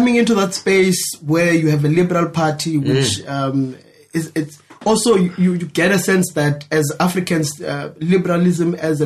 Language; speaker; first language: English; non-native, local second language; Northern Sotho